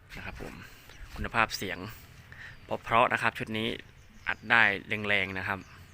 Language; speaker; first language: Thai; non-native, local second language; Northeastern Thai